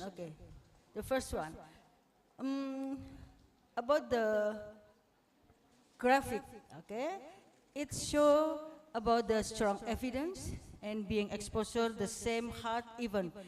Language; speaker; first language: English; non-native, fluent; Indonesian